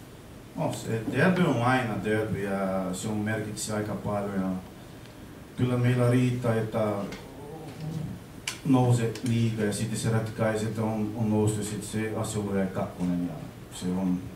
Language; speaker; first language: Finnish; non-native, learner; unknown